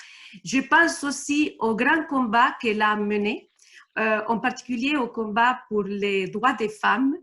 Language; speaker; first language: French; non-native, fluent; Italian